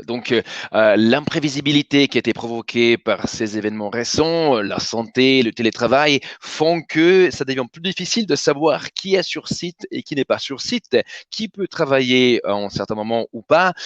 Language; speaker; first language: French; native; French